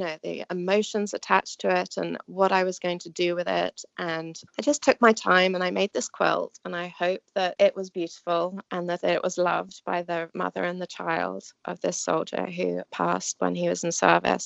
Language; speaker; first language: English; native; English